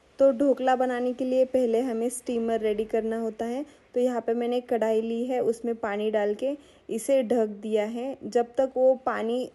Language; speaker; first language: Hindi; non-native, local second language; Marathi